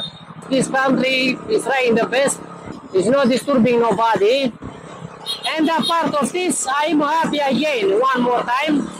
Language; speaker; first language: English; non-native, learner; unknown